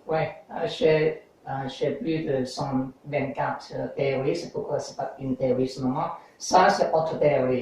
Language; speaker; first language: French; non-native, learner; English